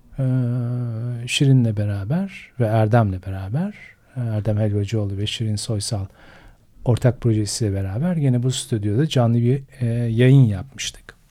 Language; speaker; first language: Turkish; native; Turkish